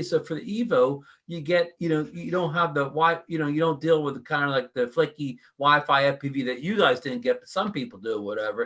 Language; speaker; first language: English; native; English